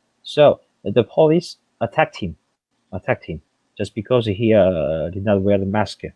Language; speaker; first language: English; non-native, fluent; French